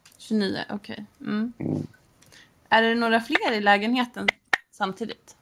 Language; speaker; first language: Swedish; native; Swedish